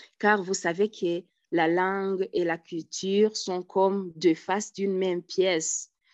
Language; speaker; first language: French; non-native, local second language; Rundi